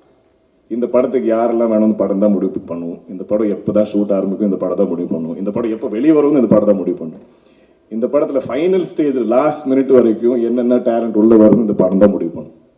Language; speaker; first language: Tamil; non-native, local second language; Malayalam